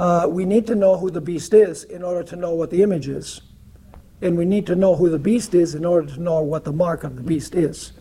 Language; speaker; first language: English; early bilingual, other home language; Spanish